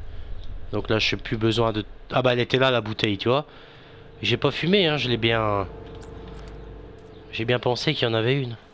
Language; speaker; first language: French; native; French